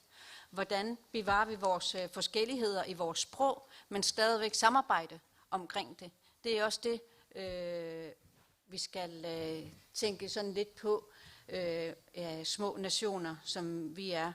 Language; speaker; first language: Danish; non-native, local second language; Kalaallisut